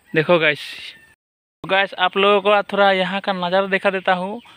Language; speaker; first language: Hindi; non-native, local second language; Assamese